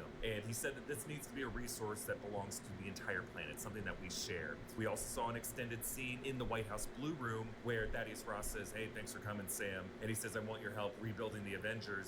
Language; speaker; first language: English; native; English